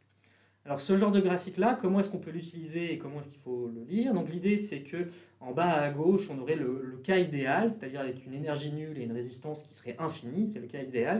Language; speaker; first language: French; native; French